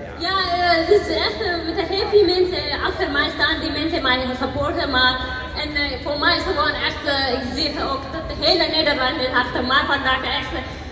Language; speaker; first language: Dutch; non-native, fluent; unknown